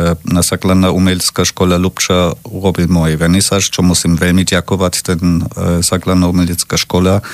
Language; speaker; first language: Slovak; non-native, fluent; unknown